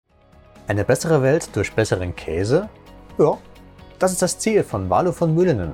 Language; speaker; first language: German; native; German